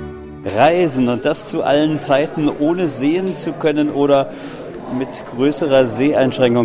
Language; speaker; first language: German; native; German